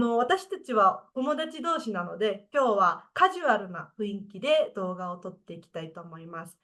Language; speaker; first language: Japanese; native; Japanese